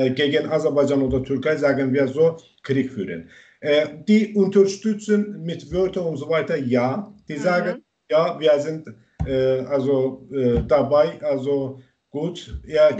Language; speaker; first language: German; non-native, learner; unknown